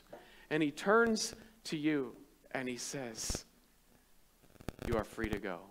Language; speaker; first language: English; native; English